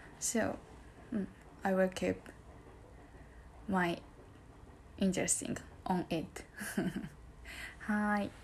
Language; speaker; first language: English; non-native, learner; Japanese